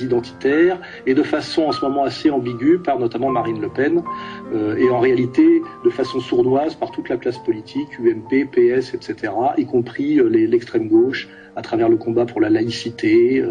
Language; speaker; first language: French; native; French